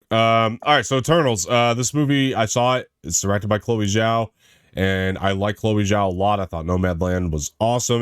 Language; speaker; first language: English; native; English